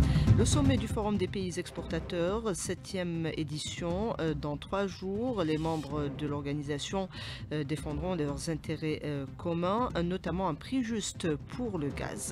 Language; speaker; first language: French; non-native, local second language; Arabic